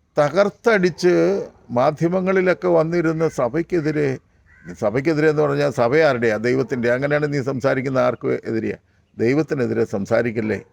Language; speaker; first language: Malayalam; native; Malayalam